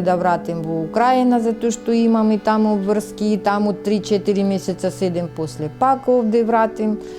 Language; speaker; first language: Macedonian; non-native, learner; Russian